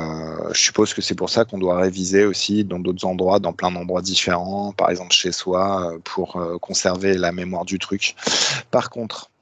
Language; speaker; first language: French; native; French